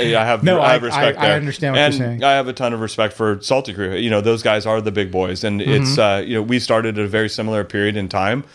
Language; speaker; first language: English; native; English